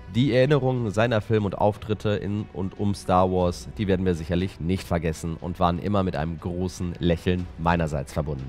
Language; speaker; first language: German; native; German